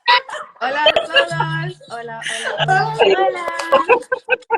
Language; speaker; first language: Spanish; non-native, learner; English